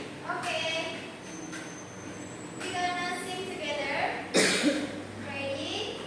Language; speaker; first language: English; non-native, learner; Indonesian